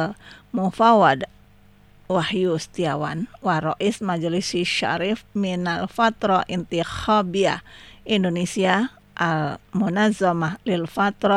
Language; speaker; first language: Arabic; non-native, fluent; Indonesian